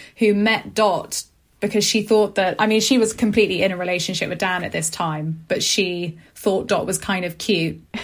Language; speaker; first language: English; native; English